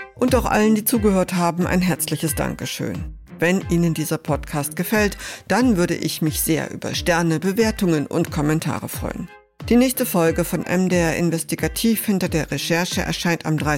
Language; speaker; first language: German; native; German